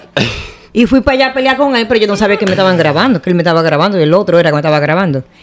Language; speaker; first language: Spanish; native; Spanish